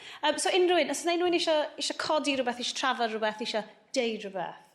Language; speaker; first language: Welsh; native; Welsh